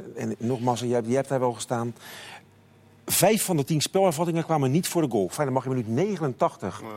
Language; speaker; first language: Dutch; native; Dutch